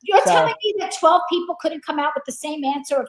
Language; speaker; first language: English; native; English